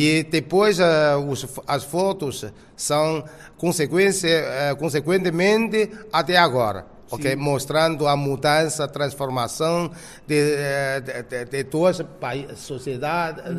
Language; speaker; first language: Portuguese; non-native, fluent; Chinese